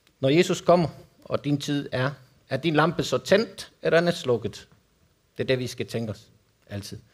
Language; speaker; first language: Danish; non-native, fluent; Spanish